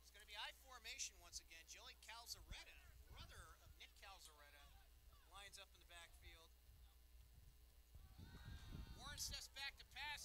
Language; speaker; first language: English; native; English